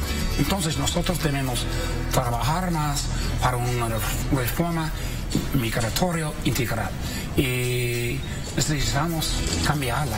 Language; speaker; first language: Spanish; non-native, learner; English